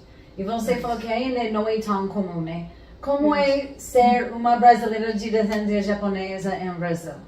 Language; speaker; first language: Portuguese; non-native, fluent; English